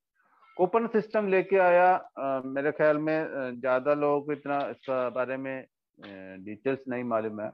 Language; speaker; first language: Hindi; non-native, local second language; Malayalam